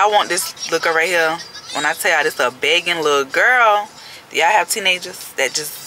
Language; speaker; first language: English; native; English